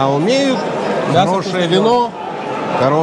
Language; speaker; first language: Russian; non-native, local second language; Lithuanian